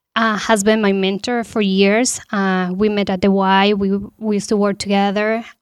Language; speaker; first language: English; non-native, fluent; Spanish